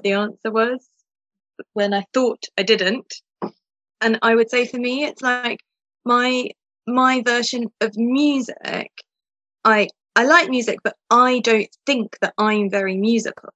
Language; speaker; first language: English; native; English